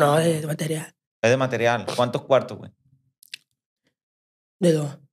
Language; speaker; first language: Spanish; native; Spanish